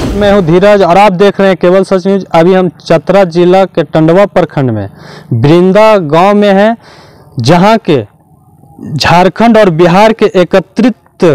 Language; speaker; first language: Hindi; native; Hindi